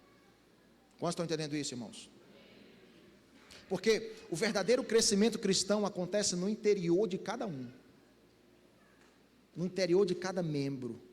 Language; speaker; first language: Portuguese; native; Portuguese